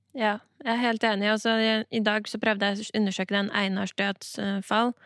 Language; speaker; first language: Norwegian; early bilingual, other home language; Persian